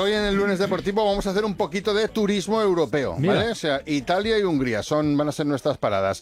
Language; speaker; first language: Spanish; native; Spanish